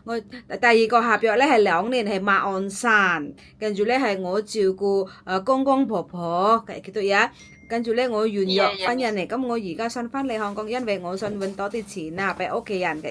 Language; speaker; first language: Cantonese; non-native, fluent; Javanese